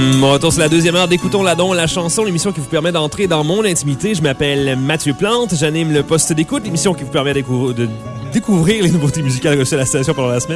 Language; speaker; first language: French; native; French